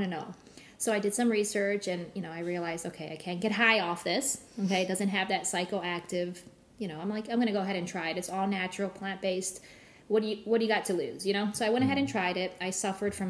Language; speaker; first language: English; native; English